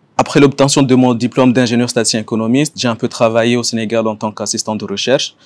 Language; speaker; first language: French; non-native, local second language; Ngazidja Comorian